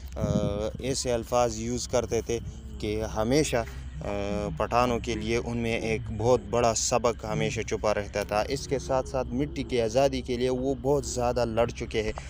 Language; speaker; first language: Urdu; non-native, local second language; Pashto